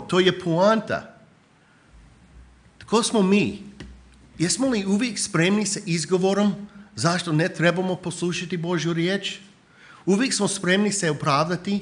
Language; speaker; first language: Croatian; non-native, fluent; English